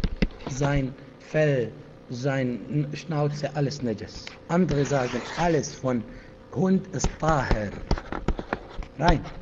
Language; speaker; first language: German; non-native, fluent; Arabic